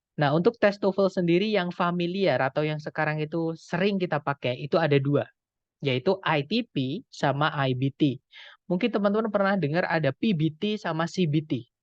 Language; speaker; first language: Indonesian; non-native, local second language; Javanese